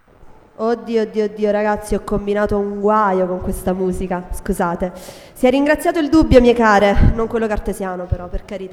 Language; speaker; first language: Italian; native; Italian